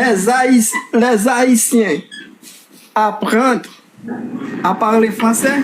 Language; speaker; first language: French; non-native, local second language; Haitian Creole